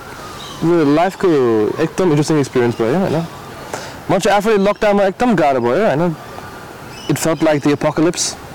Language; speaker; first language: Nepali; non-native, learner; English